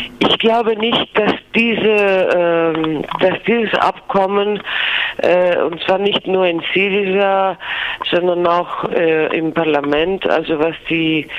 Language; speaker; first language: German; non-native, fluent; Greek